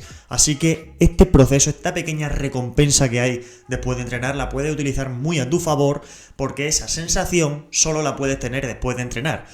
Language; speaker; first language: Spanish; native; Spanish